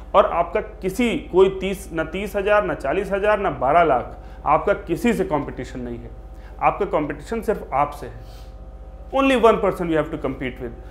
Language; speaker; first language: Hindi; native; Hindi